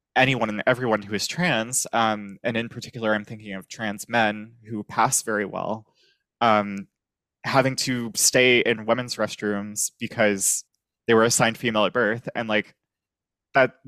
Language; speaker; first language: English; native; English